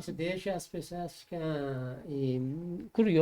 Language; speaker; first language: Portuguese; non-native, learner; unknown